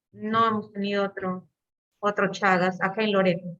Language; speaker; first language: Spanish; native; Spanish